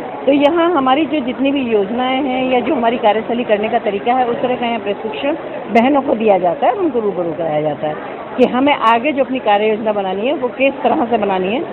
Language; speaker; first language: Hindi; native; Hindi